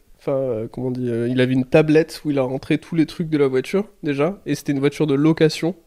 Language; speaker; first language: French; native; French